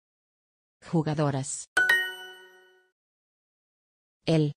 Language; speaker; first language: Spanish; non-native, learner; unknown